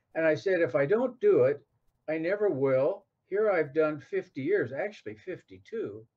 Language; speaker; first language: English; native; English